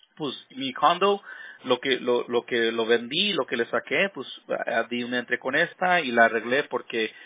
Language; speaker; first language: Spanish; early bilingual, heritage; Spanish